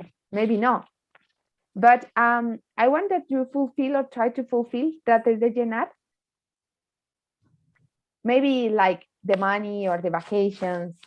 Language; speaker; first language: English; non-native, fluent; Spanish